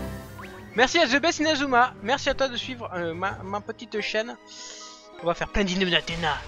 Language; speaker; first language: French; native; French